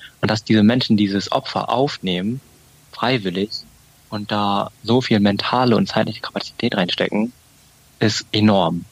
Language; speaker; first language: German; early bilingual, other home language; Vietnamese